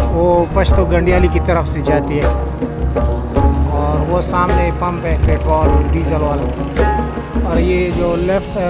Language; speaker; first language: Urdu; native; Urdu